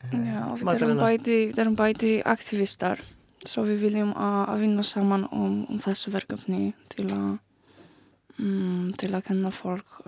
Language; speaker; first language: Icelandic; non-native, learner; Polish